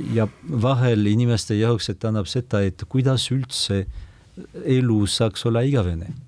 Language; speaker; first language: Estonian; non-native, fluent; French